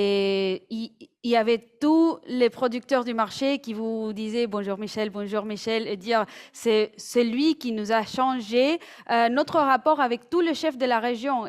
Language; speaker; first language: French; non-native, fluent; Spanish